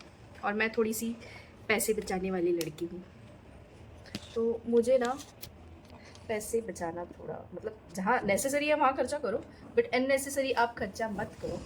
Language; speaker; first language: Hindi; native; Hindi